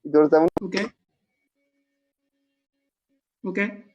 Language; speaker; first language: English; non-native, fluent; Chinese